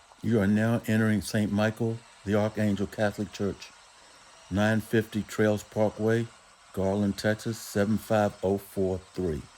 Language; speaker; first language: English; native; English